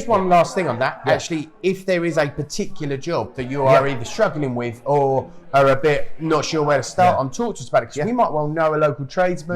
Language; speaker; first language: English; native; English